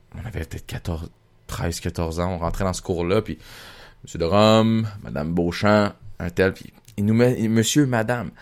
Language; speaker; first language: French; native; French